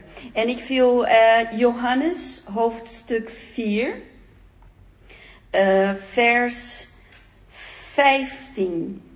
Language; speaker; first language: Dutch; non-native, fluent; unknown